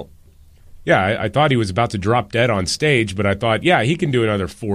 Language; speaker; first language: English; native; English